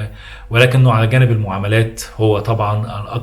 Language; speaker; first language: Arabic; native; Arabic